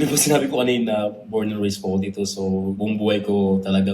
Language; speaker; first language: Filipino; early bilingual, other home language; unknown